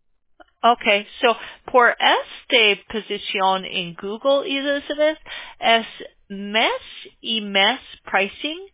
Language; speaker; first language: Spanish; non-native, learner; English